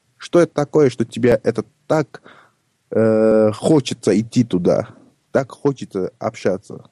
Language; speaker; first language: Russian; non-native, local second language; Armenian